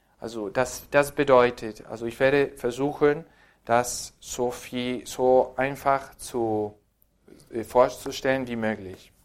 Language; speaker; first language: German; non-native, fluent; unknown